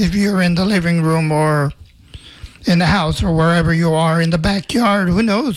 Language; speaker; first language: English; native; English